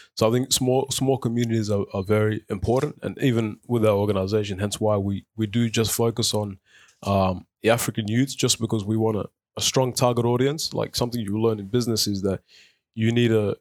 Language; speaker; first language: English; early bilingual, other home language; Arabic